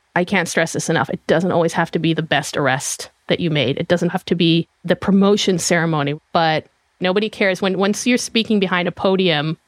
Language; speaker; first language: English; non-native, fluent; Hebrew